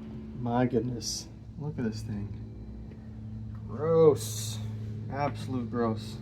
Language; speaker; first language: English; native; English